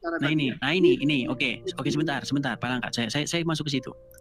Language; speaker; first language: Indonesian; native; Indonesian